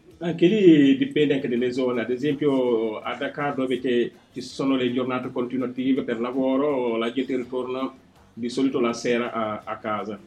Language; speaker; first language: Italian; non-native, fluent; Wolof